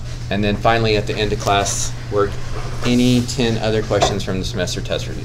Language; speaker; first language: English; native; English